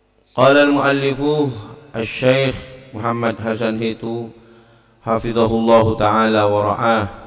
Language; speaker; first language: Arabic; non-native, fluent; Indonesian